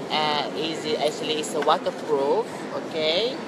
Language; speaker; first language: English; non-native, local second language; Malay